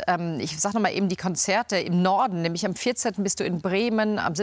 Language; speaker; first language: German; native; German